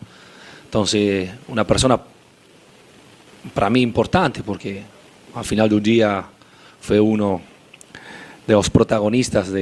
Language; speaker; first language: Portuguese; non-native, fluent; Spanish